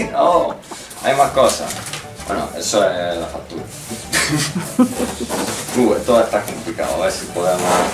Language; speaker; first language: Spanish; native; Spanish